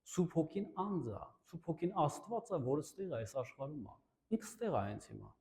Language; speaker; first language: Armenian; native; Armenian